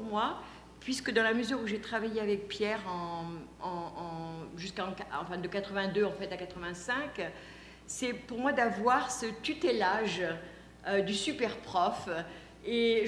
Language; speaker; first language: French; native; French